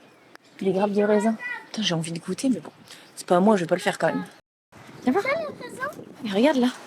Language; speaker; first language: French; native; French